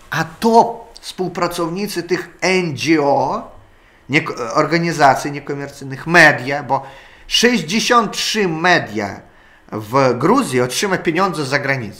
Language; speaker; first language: Polish; non-native, learner; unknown